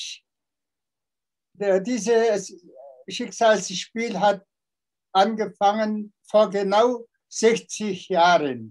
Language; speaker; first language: German; non-native, fluent; Tuvinian